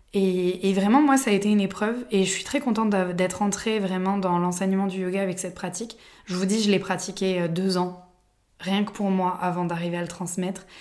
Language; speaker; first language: French; native; French